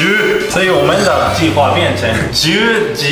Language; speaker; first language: Chinese; non-native, fluent; Japanese